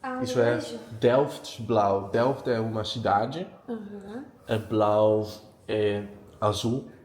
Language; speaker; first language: Portuguese; non-native, learner; Dutch